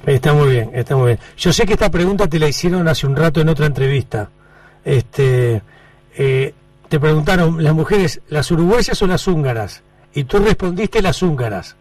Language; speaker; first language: Spanish; native; Spanish